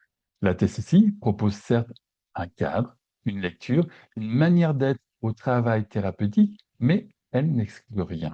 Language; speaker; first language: French; native; French